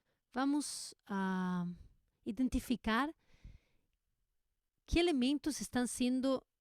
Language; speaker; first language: Portuguese; non-native, learner; Spanish